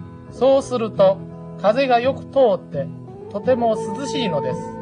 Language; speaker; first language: Japanese; non-native, fluent; Chinese